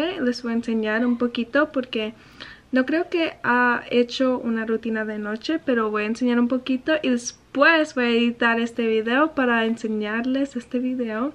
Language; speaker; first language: Spanish; early bilingual, heritage; Spanish